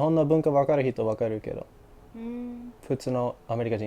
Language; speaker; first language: Japanese; non-native, fluent; English